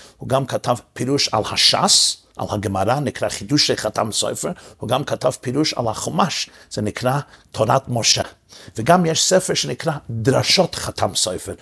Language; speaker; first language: Hebrew; early bilingual, heritage; English